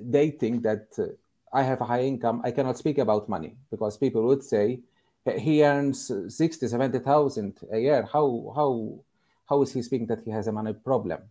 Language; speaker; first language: English; non-native, fluent; Maltese